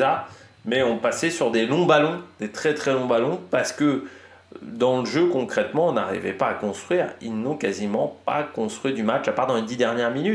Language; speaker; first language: French; native; French